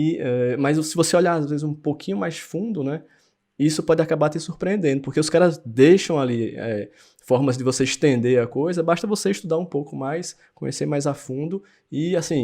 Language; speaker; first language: Portuguese; native; Portuguese